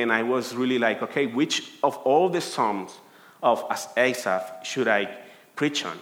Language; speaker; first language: English; non-native, fluent; Spanish